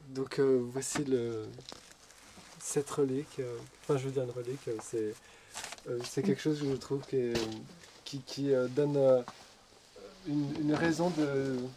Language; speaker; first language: French; native; French